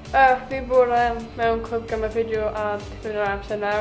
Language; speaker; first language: Welsh; non-native, local second language; English